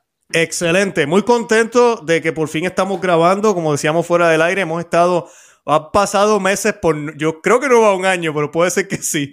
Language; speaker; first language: Spanish; native; Spanish